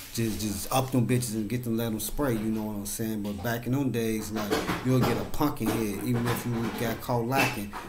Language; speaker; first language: English; native; English